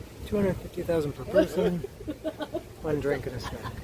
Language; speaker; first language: English; native; English